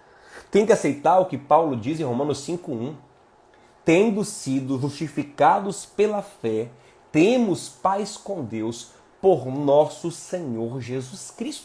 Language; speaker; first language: Portuguese; native; Portuguese